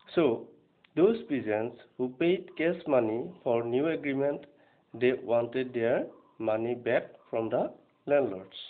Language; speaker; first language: English; non-native, local second language; Assamese